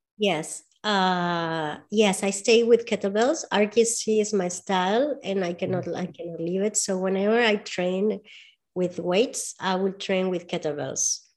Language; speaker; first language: English; non-native, fluent; Spanish